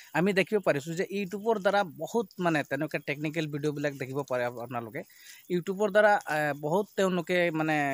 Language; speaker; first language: Assamese; non-native, local second language; Sadri